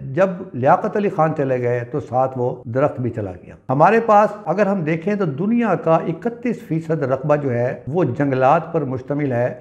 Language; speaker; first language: Urdu; non-native, local second language; Punjabi